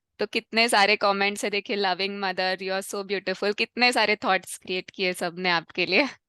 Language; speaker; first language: Hindi; non-native, local second language; Tamil